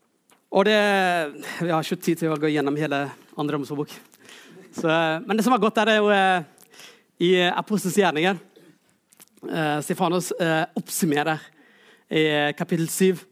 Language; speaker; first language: Norwegian; non-native, fluent; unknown